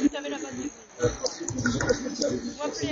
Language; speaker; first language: French; native; French